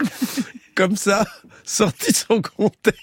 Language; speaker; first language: French; native; French